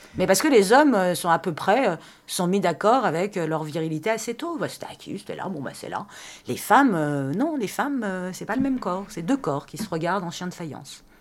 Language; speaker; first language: French; early bilingual, other home language; Persian